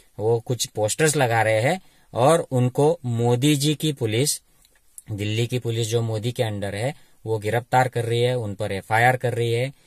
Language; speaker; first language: Hindi; non-native, local second language; Marathi